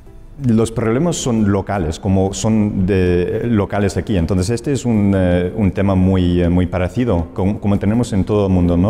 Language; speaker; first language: Spanish; non-native, fluent; English